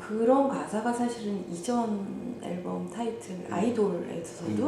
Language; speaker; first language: Korean; native; Korean